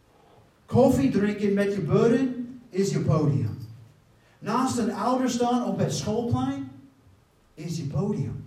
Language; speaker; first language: Dutch; non-native, fluent; English